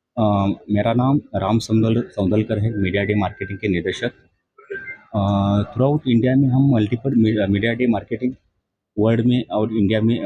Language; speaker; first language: Hindi; non-native, local second language; Marathi